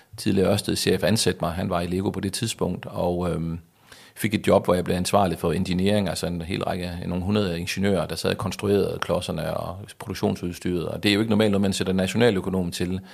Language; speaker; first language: Danish; native; Danish